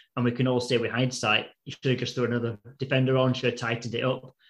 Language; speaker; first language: English; native; English